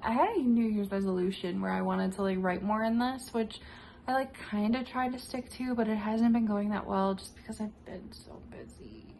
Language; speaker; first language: English; native; English